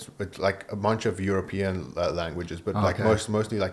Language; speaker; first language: English; native; English